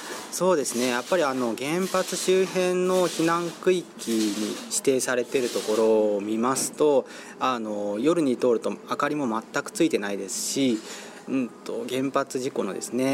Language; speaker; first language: Japanese; native; Japanese